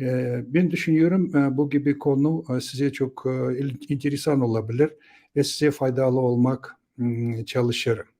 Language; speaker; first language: Turkish; non-native, learner; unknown